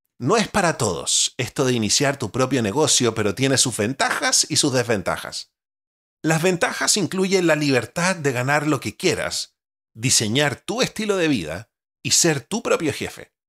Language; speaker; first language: Spanish; native; Spanish